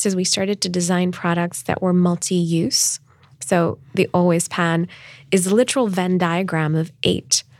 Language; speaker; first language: English; non-native, local second language; Urdu